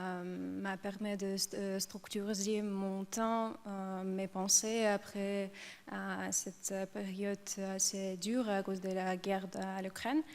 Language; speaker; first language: French; non-native, learner; Ukrainian